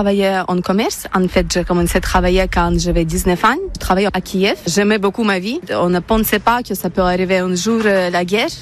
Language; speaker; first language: French; non-native, learner; Ukrainian